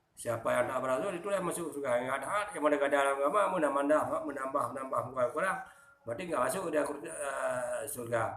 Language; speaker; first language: Malay; non-native, local second language; Achinese